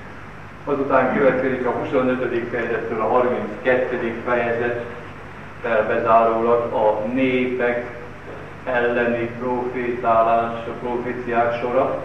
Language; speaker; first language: Hungarian; native; Hungarian